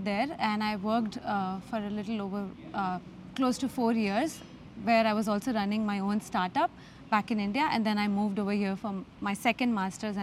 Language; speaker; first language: English; non-native, local second language; Gujarati